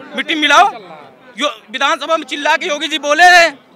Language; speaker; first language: Hindi; native; Hindi